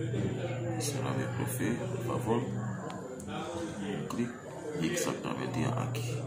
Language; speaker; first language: Spanish; non-native, learner; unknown